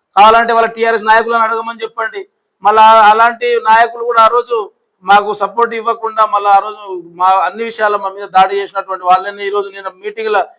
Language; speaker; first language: Telugu; non-native, local second language; Lambadi